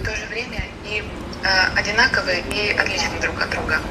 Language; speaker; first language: Russian; native; Russian